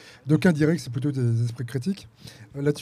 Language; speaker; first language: French; native; French